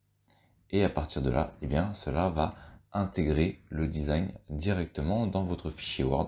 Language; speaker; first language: French; native; French